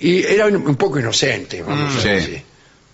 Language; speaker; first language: Spanish; native; Spanish